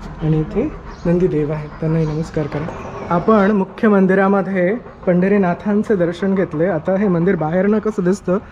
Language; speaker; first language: Marathi; native; Marathi